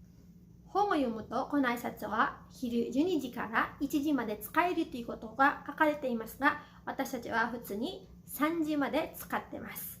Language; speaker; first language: Japanese; non-native, fluent; Cebuano